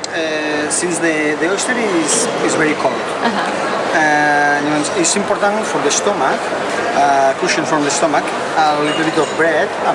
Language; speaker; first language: English; non-native, learner; Spanish